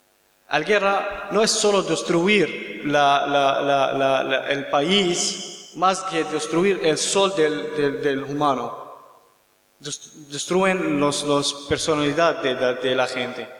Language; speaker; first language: Spanish; non-native, learner; Kurdish